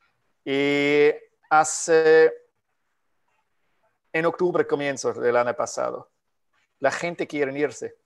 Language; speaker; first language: Spanish; non-native, fluent; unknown